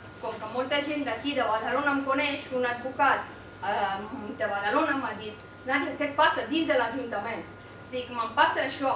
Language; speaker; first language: Catalan; non-native, fluent; Persian